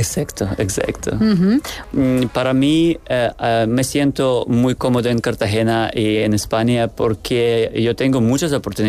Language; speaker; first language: Spanish; non-native, learner; Ukrainian